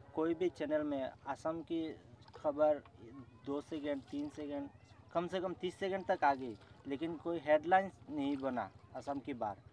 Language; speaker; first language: Hindi; non-native, local second language; Bangla